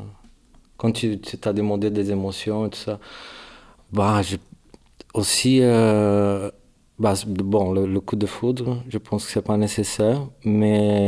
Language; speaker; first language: French; non-native, learner; Portuguese